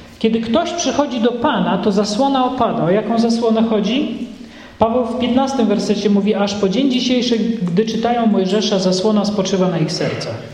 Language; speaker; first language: Polish; native; Polish